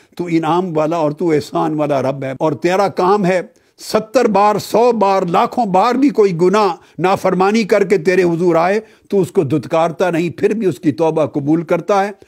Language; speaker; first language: Urdu; native; Urdu